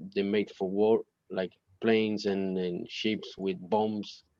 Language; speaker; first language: English; non-native, learner; Italian